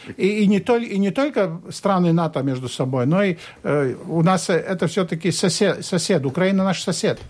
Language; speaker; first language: Russian; non-native, local second language; Latvian